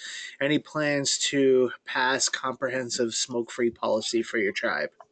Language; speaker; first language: English; native; English